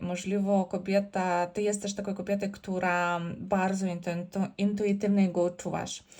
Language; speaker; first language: Polish; non-native, learner; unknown